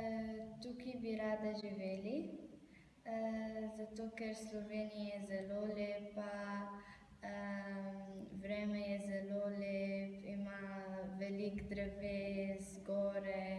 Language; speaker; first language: Slovenian; non-native, learner; Arabic